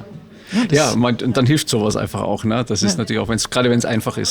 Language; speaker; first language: German; native; German